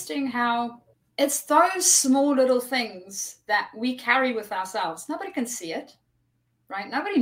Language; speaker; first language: English; native; English